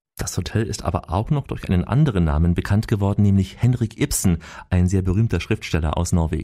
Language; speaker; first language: German; native; German